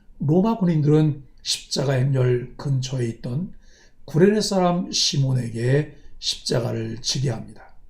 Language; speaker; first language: Korean; native; Korean